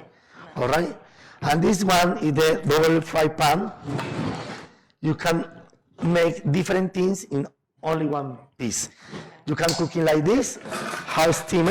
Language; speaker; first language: English; non-native, learner; Spanish